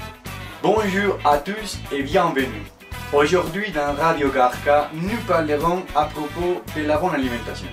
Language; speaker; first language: French; non-native, learner; Spanish